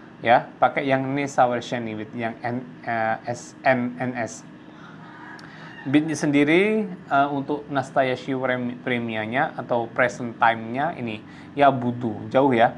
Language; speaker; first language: Indonesian; native; Indonesian